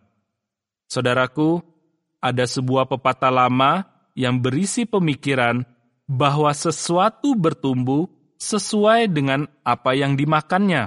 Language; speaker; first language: Indonesian; native; Indonesian